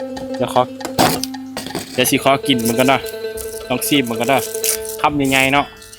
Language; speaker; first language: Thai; non-native, local second language; Northeastern Thai